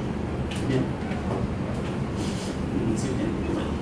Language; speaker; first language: Chinese; native; Chinese